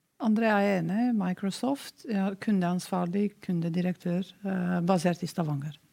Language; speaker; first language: Norwegian; non-native, fluent; Romanian